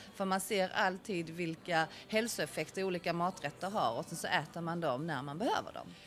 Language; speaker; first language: Swedish; early bilingual, other home language; Korean